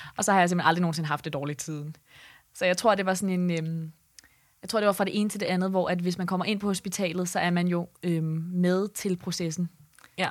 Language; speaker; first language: Danish; native; Danish